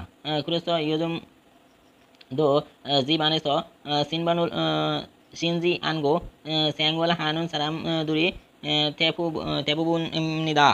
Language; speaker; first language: Korean; non-native, fluent; Bangla